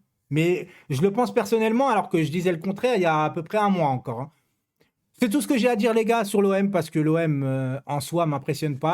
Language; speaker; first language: French; native; French